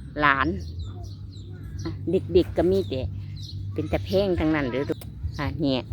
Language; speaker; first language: Thai; non-native, local second language; Lao